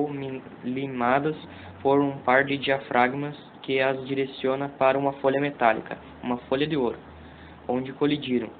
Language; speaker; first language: Portuguese; native; Portuguese